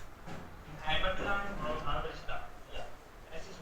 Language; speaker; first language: German; non-native, learner; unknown